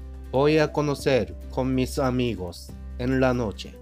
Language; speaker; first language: Spanish; non-native, learner; Japanese